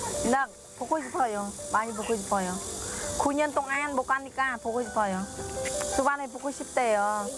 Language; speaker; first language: Korean; non-native, learner; Khmer